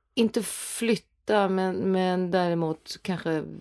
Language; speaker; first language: Swedish; non-native, fluent; German